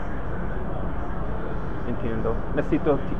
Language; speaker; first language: Spanish; non-native, learner; English